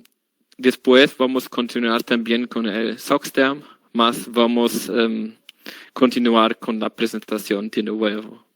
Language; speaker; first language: Spanish; non-native, learner; German